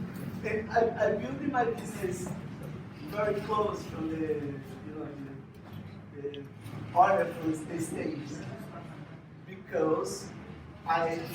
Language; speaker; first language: English; non-native, fluent; Portuguese